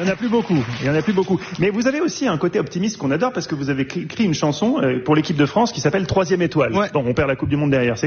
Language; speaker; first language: French; native; French